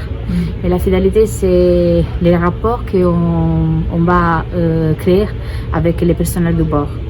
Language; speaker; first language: French; non-native, fluent; Italian